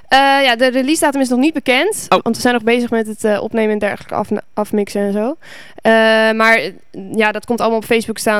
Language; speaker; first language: Dutch; native; Dutch